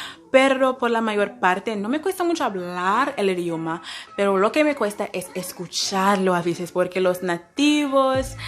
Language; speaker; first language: Spanish; non-native, fluent; English